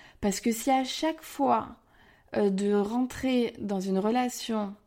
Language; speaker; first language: French; native; French